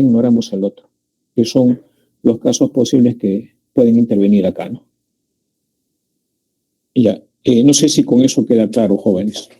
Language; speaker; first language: Spanish; native; Spanish